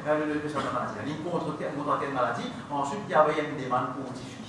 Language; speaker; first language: French; non-native, local second language; Morisyen